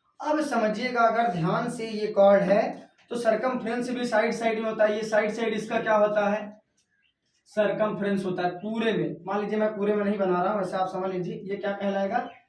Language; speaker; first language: Hindi; native; Hindi